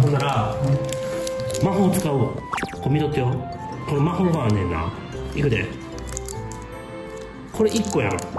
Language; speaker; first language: Japanese; native; Japanese